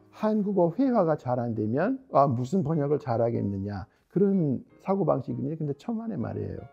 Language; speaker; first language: Korean; non-native, fluent; English